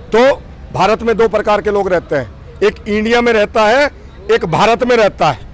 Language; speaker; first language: Hindi; native; Hindi